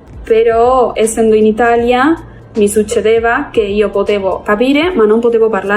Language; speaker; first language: Italian; non-native, fluent; Spanish